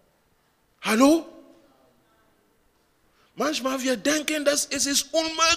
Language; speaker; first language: German; non-native, learner; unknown